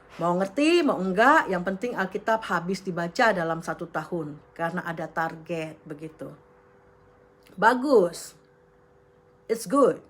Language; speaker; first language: Indonesian; native; Indonesian